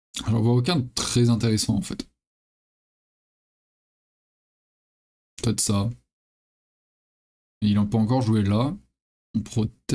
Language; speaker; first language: French; native; French